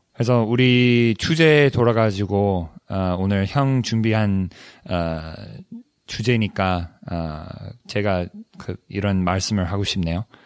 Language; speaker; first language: Korean; non-native, fluent; English